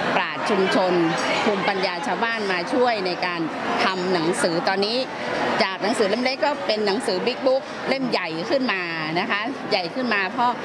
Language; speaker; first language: Thai; native; Thai